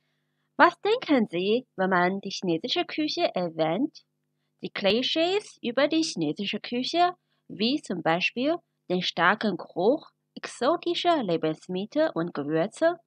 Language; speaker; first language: German; non-native, fluent; Chinese